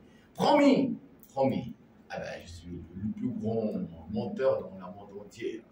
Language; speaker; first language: French; non-native, learner; Arabic